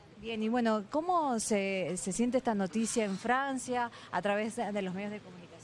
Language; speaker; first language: Spanish; native; Spanish